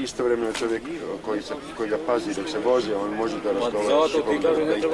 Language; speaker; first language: Bosnian; native; Bosnian